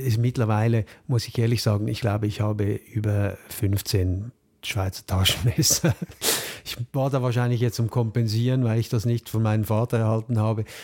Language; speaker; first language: German; native; German